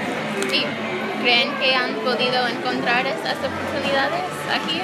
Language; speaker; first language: Spanish; non-native, learner; English